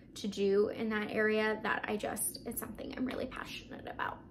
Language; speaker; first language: English; native; English